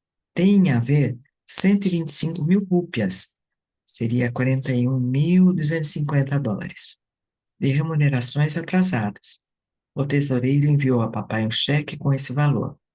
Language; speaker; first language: Portuguese; native; Portuguese